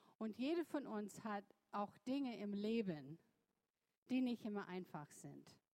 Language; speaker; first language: German; non-native, fluent; English